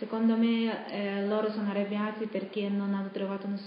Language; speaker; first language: Italian; non-native, fluent; Russian